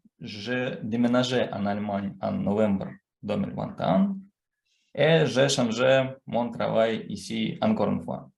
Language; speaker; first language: French; non-native, fluent; Russian